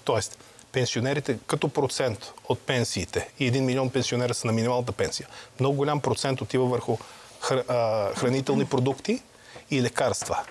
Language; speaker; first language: Bulgarian; native; Bulgarian